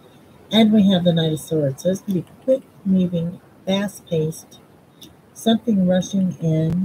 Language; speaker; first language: English; native; English